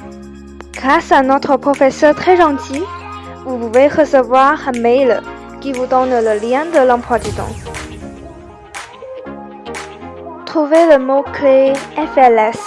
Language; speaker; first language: French; non-native, learner; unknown